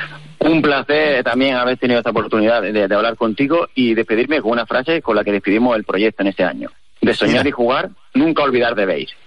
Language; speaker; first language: Spanish; native; Spanish